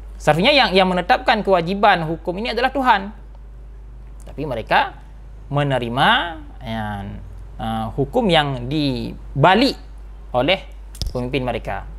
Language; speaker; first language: Malay; non-native, local second language; Achinese